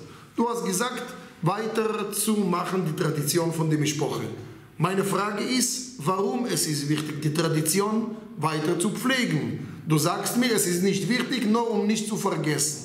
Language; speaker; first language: German; non-native, fluent; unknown